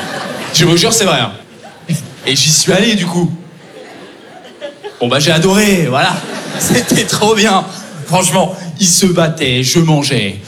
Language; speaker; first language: French; native; French